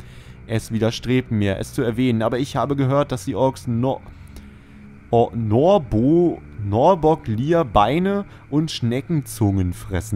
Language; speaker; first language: German; native; German